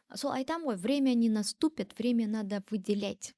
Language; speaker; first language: Russian; non-native, local second language; Kazakh